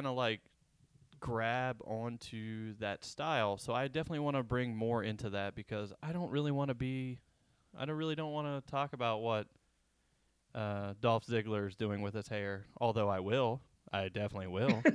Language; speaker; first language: English; native; English